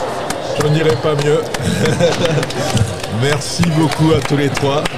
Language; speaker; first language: French; native; French